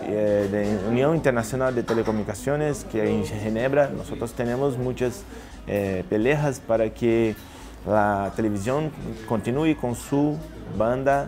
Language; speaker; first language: Spanish; non-native, learner; Portuguese